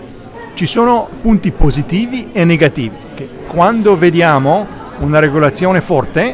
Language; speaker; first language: Italian; non-native, learner; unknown